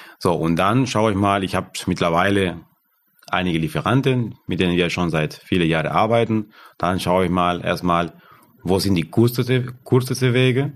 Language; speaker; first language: German; non-native, fluent; Spanish